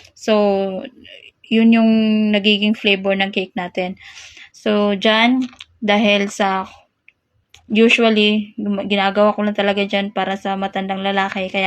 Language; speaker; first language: Filipino; non-native, local second language; Cebuano